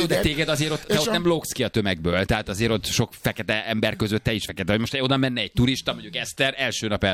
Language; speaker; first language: Hungarian; native; Hungarian